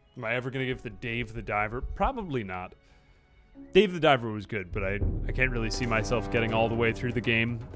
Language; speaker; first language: English; native; English